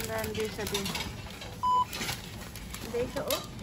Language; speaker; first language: Dutch; non-native, learner; Indonesian